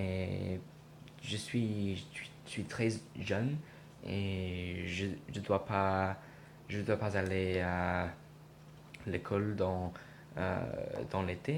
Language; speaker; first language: French; non-native, learner; English